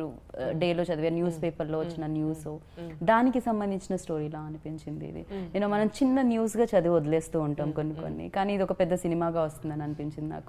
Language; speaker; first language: Telugu; native; Telugu